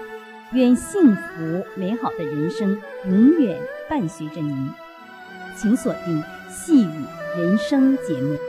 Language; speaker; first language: Chinese; native; Chinese